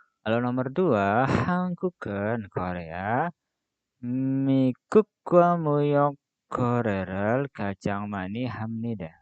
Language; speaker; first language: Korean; non-native, fluent; Indonesian